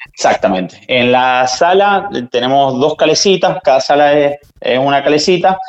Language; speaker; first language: Spanish; native; Spanish